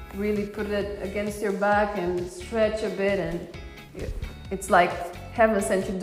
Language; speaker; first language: English; non-native, fluent; Romanian